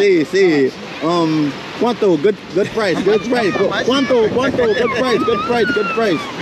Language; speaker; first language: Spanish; non-native, learner; English